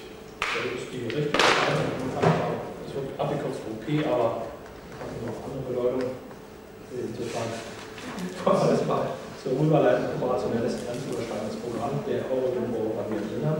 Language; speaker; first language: German; native; German